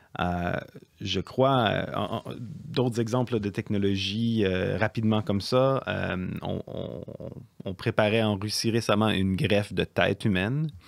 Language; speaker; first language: French; native; French